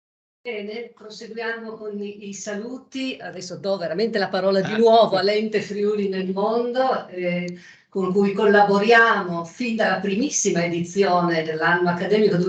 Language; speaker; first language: Italian; native; Italian